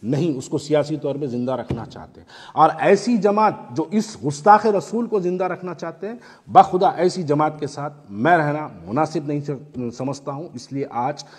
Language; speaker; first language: Hindi; non-native, local second language; Urdu